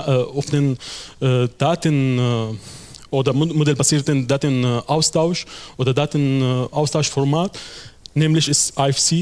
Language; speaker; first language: German; non-native, fluent; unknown